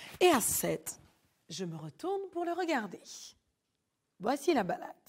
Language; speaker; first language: French; native; French